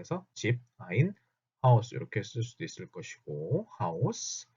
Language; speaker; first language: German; non-native, fluent; Korean